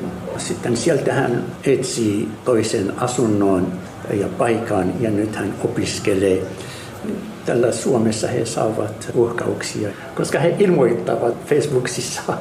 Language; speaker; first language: Finnish; non-native, fluent; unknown